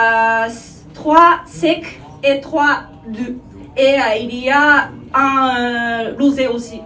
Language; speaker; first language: French; non-native, learner; Japanese